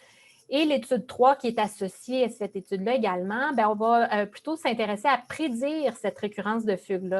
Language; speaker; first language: French; native; French